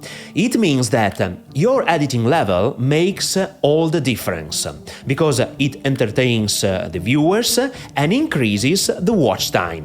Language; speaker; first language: English; non-native, fluent; Italian